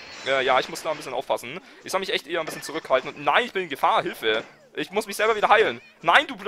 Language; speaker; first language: German; native; German